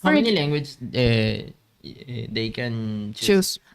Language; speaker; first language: English; non-native, learner; Spanish